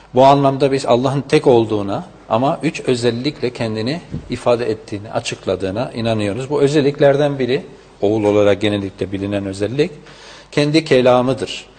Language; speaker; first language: Turkish; non-native, fluent; Spanish